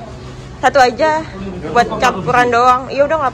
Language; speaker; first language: Indonesian; native; Indonesian